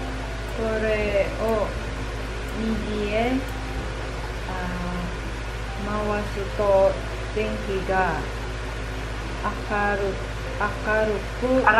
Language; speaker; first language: Japanese; non-native, learner; Filipino